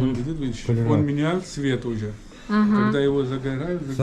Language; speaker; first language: Russian; non-native, learner; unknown